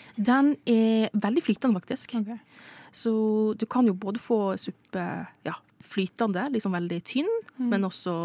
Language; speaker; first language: Norwegian; non-native, fluent; Filipino